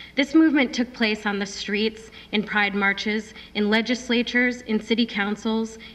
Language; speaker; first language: English; native; English